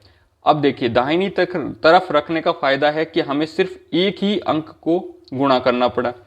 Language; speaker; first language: Hindi; native; Hindi